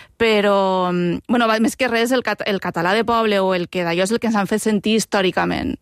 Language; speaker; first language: Catalan; native; Catalan